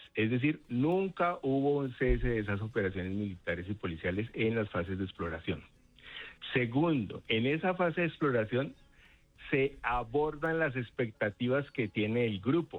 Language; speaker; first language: Spanish; native; Spanish